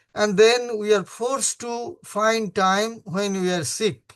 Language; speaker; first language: English; non-native, local second language; Hindi